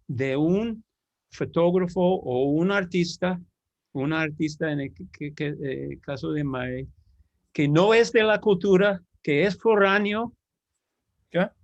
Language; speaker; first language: Spanish; non-native, fluent; English